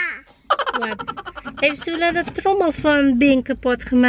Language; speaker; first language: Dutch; non-native, learner; Filipino